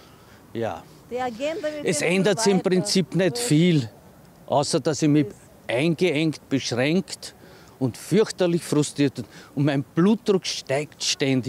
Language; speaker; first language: German; native; German